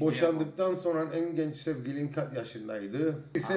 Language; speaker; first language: Turkish; native; Turkish